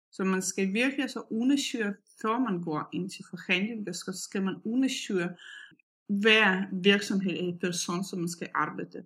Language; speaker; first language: Danish; non-native, fluent; Russian